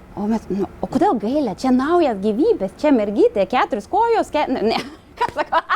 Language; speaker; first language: Lithuanian; non-native, fluent; Swedish